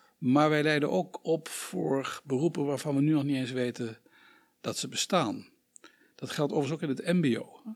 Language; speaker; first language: Dutch; native; Dutch